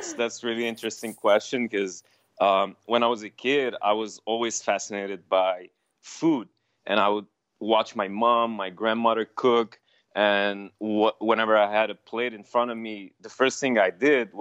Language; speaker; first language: English; non-native, fluent; Armenian